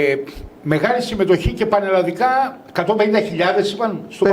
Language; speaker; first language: Greek; native; Greek